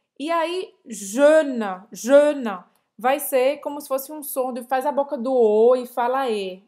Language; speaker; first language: Portuguese; native; Portuguese